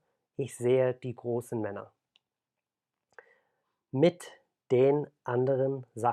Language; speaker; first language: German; non-native, fluent; English